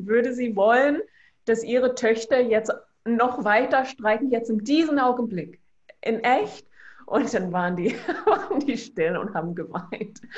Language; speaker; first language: German; non-native, fluent; English